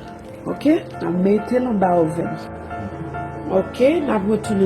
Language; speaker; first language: French; non-native, local second language; Haitian Creole